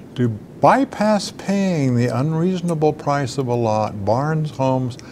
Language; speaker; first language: English; native; English